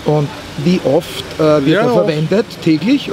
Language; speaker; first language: German; native; German